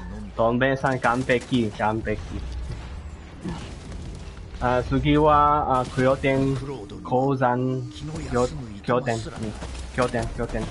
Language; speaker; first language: Japanese; non-native, learner; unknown